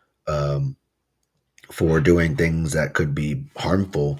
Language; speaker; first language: English; native; English